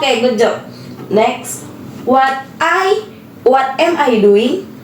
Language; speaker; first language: English; non-native, learner; Indonesian